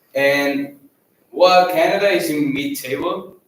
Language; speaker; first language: English; non-native, fluent; Catalan